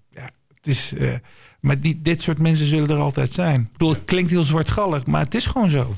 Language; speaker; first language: Dutch; early bilingual, other home language; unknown